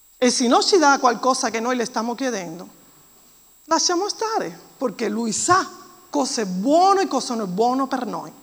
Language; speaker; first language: Italian; non-native, fluent; Spanish